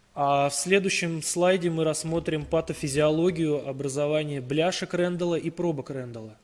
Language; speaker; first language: Russian; native; Russian